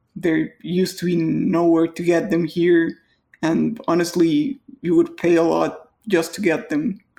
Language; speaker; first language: English; non-native, fluent; Spanish